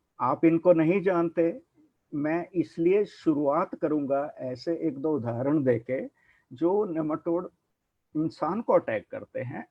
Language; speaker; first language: Hindi; non-native, local second language; Punjabi